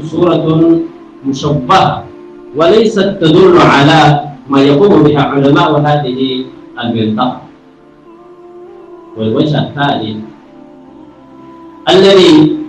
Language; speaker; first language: Arabic; non-native, fluent; Urdu